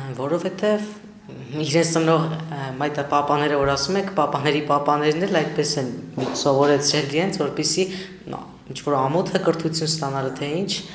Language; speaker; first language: Armenian; non-native, local second language; Kurdish